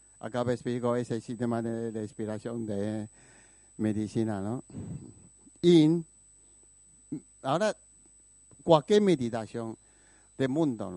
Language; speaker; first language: Spanish; non-native, learner; Chinese